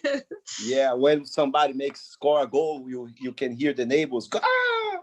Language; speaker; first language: English; non-native, fluent; Portuguese